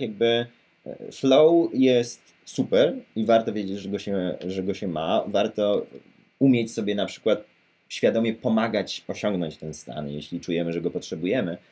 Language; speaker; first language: Polish; native; Polish